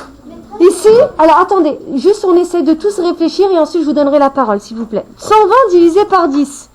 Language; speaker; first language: French; native; French